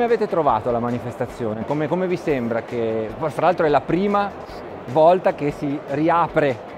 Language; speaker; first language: Italian; native; Italian